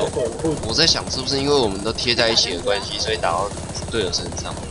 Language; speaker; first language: Chinese; native; Chinese